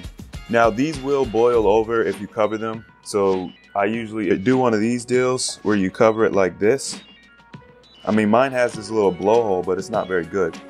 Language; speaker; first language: English; native; English